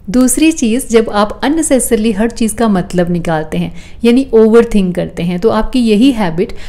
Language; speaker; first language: Hindi; native; Hindi